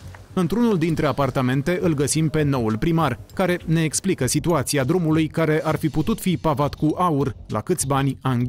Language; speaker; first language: Romanian; native; Romanian